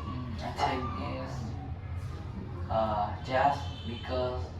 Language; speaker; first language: English; non-native, learner; Vietnamese